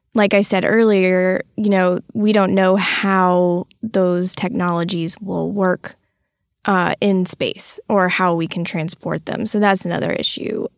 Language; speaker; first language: English; native; English